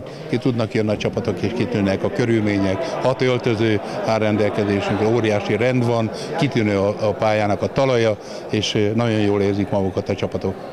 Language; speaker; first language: Hungarian; native; Hungarian